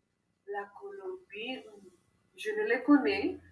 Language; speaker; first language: French; non-native, learner; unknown